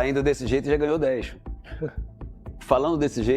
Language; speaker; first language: Portuguese; native; Portuguese